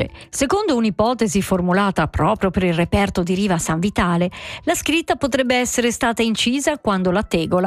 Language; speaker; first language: Italian; native; Italian